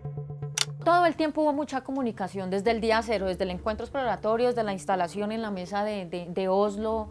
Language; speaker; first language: Spanish; native; Spanish